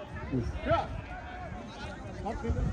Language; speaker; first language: Danish; native; Danish